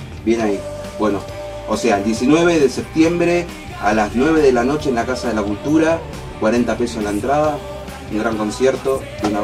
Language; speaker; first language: Spanish; native; Spanish